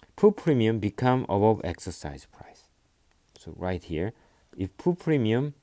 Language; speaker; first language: English; non-native, fluent; Korean